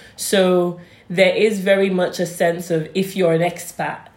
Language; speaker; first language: English; native; English